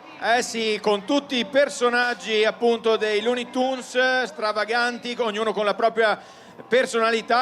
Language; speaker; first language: Italian; native; Italian